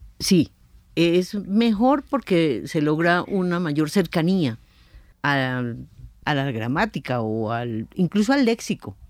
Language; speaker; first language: Spanish; native; Spanish